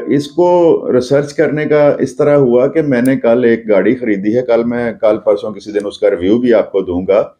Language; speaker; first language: Urdu; non-native, local second language; Punjabi